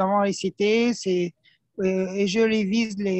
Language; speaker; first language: French; non-native, fluent; Arabic